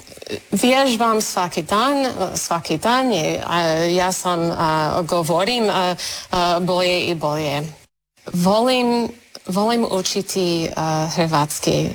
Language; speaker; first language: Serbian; non-native, learner; English